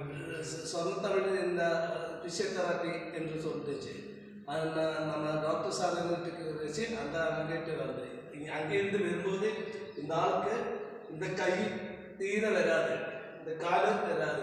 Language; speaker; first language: Tamil; non-native, local second language; Malayalam